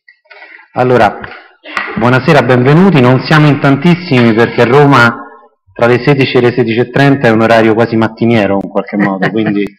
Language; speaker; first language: Italian; native; Italian